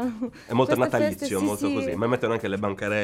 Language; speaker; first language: Italian; native; Italian